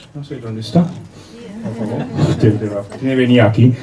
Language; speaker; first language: Spanish; non-native, learner; German